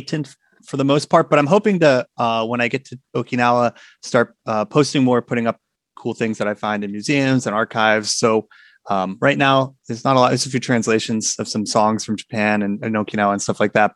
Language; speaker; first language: English; native; English